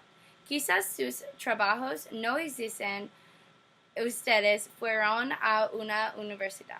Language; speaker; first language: Spanish; non-native, learner; English